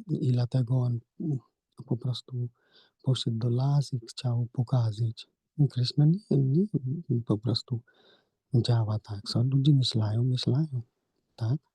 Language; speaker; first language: Polish; non-native, learner; Hindi